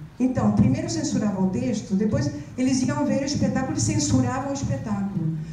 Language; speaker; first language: Portuguese; non-native, fluent; Spanish